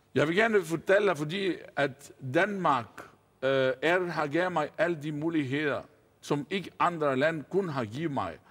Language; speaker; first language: Danish; non-native, fluent; Arabic